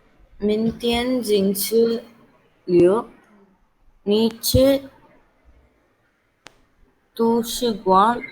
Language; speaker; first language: Chinese; non-native, learner; Tamil